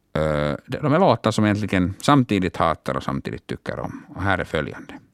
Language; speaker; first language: Swedish; non-native, local second language; Finnish